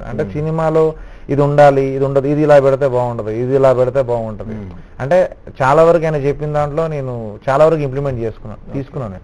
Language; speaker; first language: Telugu; native; Telugu